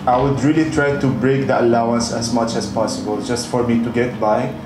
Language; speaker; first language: English; non-native, fluent; Arabic